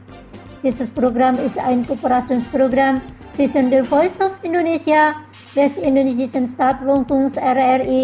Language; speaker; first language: German; non-native, fluent; Indonesian